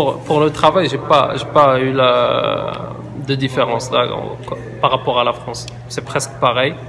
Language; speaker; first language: French; non-native, local second language; Arabic